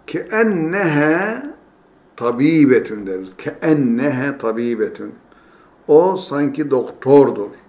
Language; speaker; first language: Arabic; non-native, fluent; Turkish